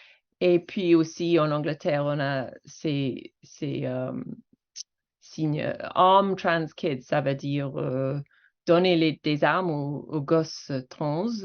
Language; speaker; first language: French; non-native, fluent; English